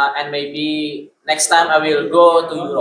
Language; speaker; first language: English; non-native, learner; Indonesian